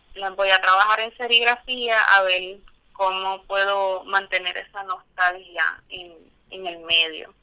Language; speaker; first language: Spanish; native; Spanish